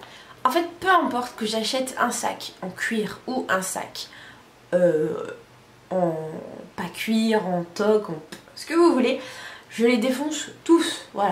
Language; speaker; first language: French; native; French